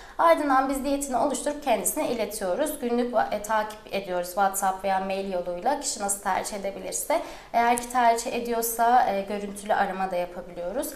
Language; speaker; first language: Turkish; early bilingual, heritage; Turkish